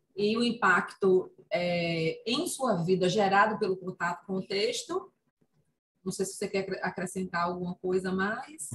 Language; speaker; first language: Portuguese; native; Portuguese